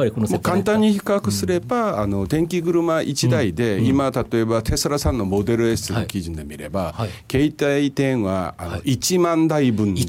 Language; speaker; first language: Japanese; non-native, fluent; Korean